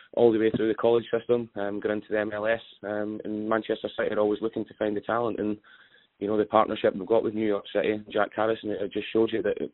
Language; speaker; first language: English; native; English